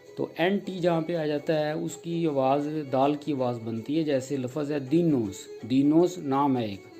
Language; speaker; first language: Urdu; non-native, local second language; Punjabi